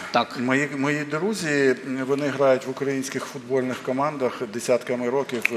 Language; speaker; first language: Ukrainian; non-native, local second language; Russian